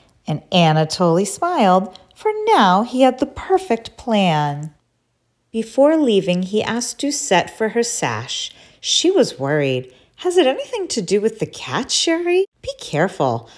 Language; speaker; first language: English; native; English